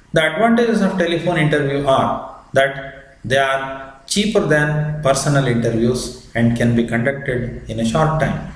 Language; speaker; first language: English; non-native, local second language; Kannada